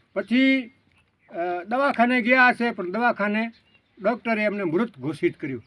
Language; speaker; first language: Gujarati; early bilingual, other home language; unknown